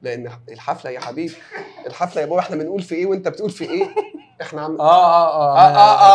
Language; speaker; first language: Arabic; native; Arabic